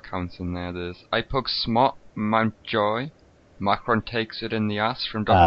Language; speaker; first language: English; native; English